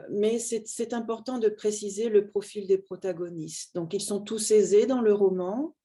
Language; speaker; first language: French; native; French